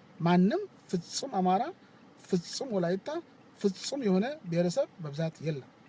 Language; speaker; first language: Amharic; non-native, local second language; Wolaytta